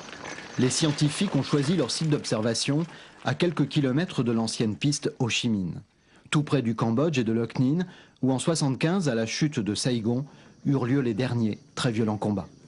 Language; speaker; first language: French; native; French